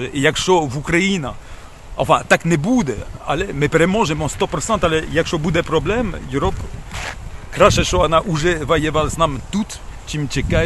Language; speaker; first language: Ukrainian; non-native, learner; French